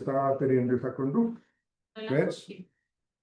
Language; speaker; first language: Spanish; native; Spanish